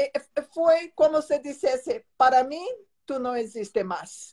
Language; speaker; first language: Spanish; non-native, learner; Portuguese